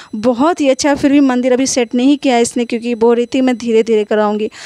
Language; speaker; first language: Hindi; native; Hindi